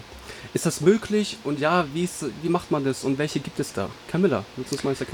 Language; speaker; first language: German; early bilingual, other home language; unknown